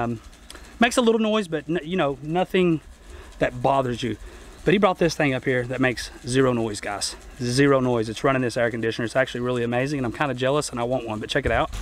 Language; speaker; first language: English; native; English